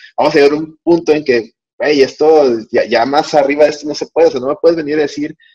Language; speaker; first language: Spanish; native; Spanish